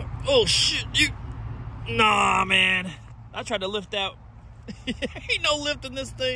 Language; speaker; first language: English; native; English